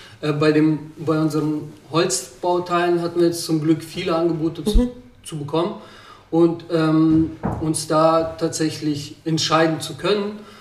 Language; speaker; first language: German; early bilingual, other home language; Russian